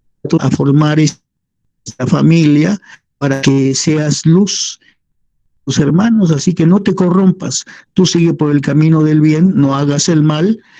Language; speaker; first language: Spanish; native; Spanish